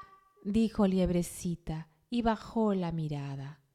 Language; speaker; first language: Spanish; native; Spanish